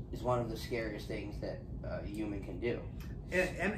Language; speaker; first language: English; native; English